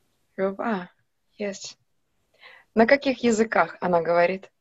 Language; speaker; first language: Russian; non-native, fluent; Finnish